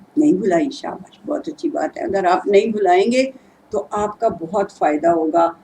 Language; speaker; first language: Urdu; native; Urdu